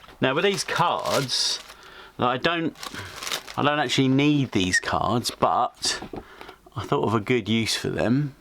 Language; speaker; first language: English; native; English